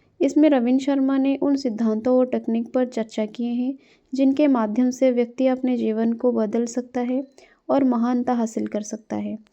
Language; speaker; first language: Hindi; non-native, local second language; Odia